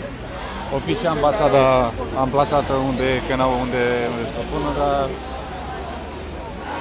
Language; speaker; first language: Romanian; native; Romanian